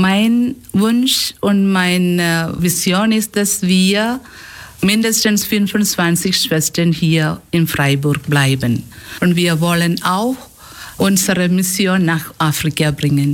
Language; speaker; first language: German; non-native, fluent; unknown